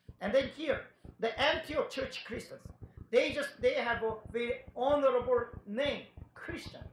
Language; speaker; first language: English; non-native, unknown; Korean